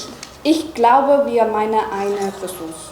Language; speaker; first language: German; non-native, learner; Chinese